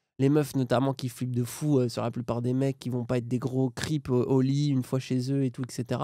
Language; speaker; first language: French; native; French